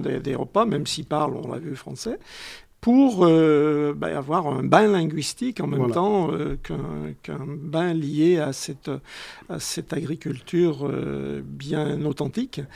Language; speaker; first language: French; native; French